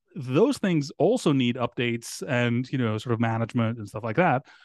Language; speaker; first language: English; non-native, fluent; Greek